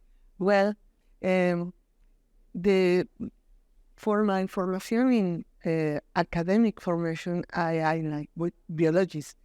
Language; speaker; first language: English; non-native, learner; Spanish